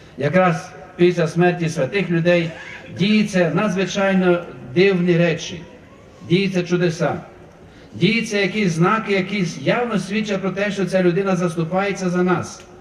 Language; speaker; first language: Ukrainian; native; Ukrainian